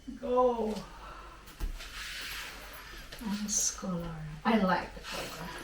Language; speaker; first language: English; non-native, learner; Cebuano